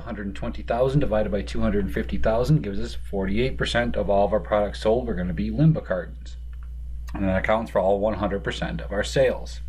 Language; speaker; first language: English; native; English